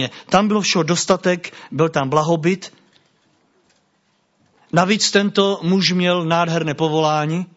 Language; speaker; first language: Czech; native; Czech